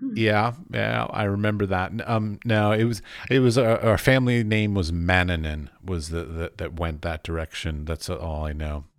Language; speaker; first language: English; early bilingual, other home language; Finnish